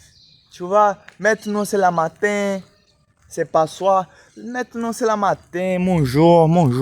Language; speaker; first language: French; non-native, learner; Portuguese